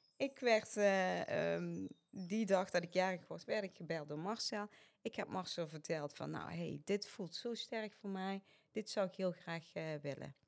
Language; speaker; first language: Dutch; early bilingual, other home language; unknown